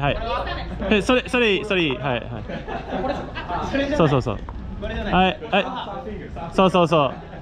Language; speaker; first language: Japanese; non-native, learner; English